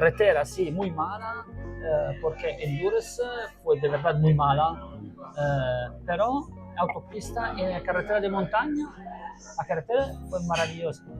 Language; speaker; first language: Spanish; non-native, learner; Italian